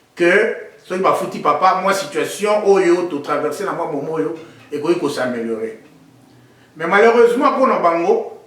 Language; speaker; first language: Lingala; native; Lingala